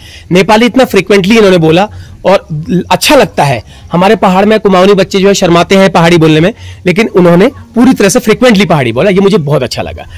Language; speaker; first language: Hindi; native; Hindi